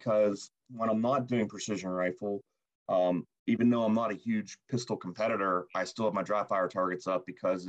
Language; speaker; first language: English; native; English